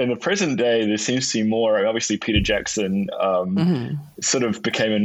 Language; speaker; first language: English; native; English